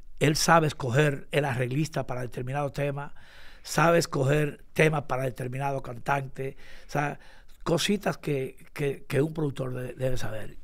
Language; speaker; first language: Spanish; native; Spanish